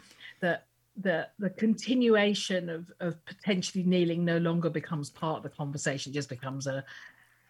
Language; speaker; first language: English; native; English